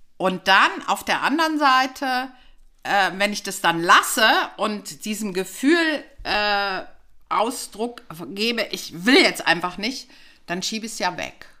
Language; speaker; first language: German; native; German